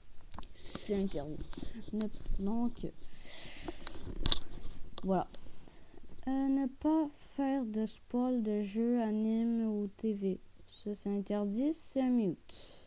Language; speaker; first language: French; native; French